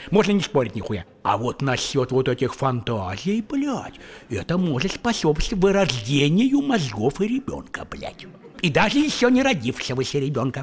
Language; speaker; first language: Russian; native; Russian